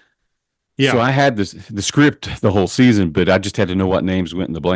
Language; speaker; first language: English; native; English